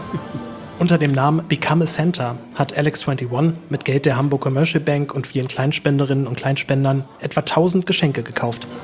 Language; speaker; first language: German; native; German